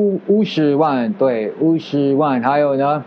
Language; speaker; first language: Chinese; non-native, fluent; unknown